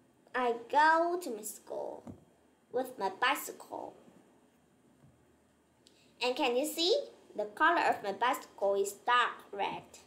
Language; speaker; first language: English; non-native, learner; Vietnamese